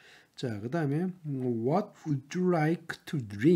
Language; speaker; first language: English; non-native, fluent; Korean